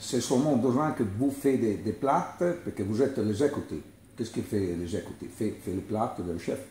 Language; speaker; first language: French; non-native, learner; Italian